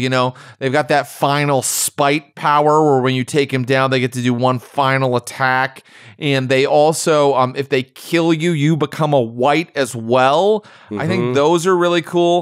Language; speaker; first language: English; native; English